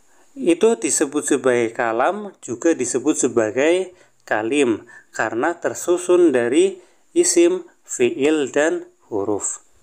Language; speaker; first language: Indonesian; native; Indonesian